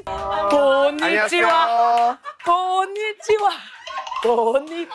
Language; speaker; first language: Japanese; non-native, learner; Korean